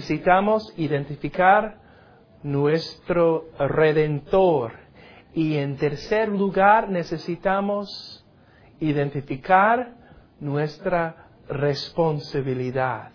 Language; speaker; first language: Spanish; non-native, learner; English